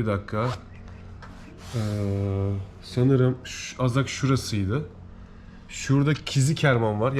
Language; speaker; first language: Turkish; native; Turkish